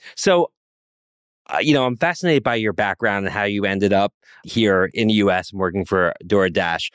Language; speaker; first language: English; native; English